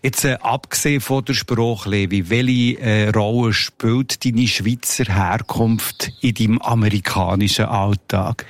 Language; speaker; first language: German; native; German